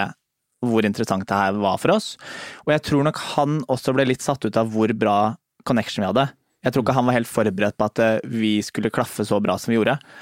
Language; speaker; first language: Norwegian; native; Norwegian